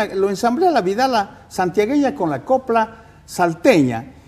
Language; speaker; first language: Spanish; native; Spanish